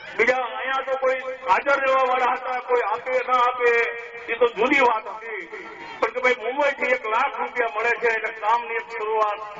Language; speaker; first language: Gujarati; native; Gujarati